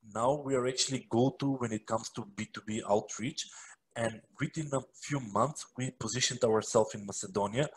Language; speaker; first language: English; non-native, fluent; Macedonian